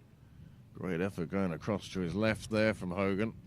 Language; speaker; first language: English; native; English